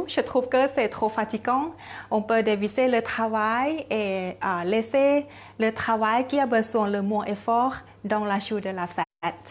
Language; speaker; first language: French; non-native, learner; Thai